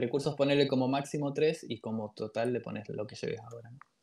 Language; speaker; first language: Spanish; native; Spanish